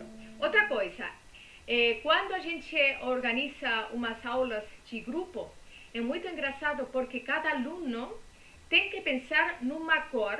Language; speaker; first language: Portuguese; non-native, fluent; Spanish